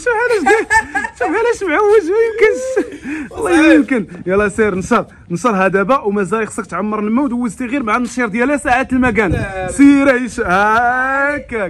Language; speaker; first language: Arabic; native; Arabic